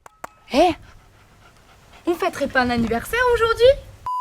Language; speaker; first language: French; native; French